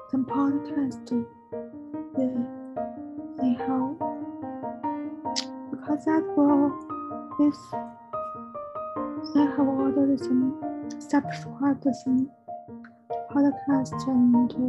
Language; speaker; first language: English; non-native, learner; Chinese